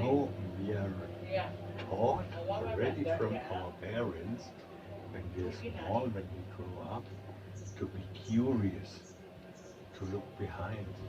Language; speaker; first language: English; non-native, fluent; German